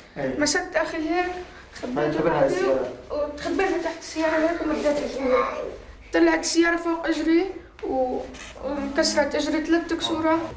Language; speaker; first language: Arabic; native; Arabic